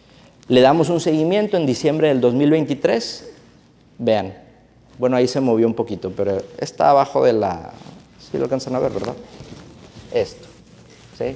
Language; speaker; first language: Spanish; native; Spanish